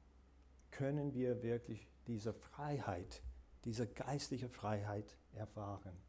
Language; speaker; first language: German; non-native, fluent; English